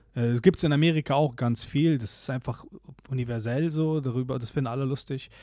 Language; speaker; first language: German; early bilingual, other home language; Polish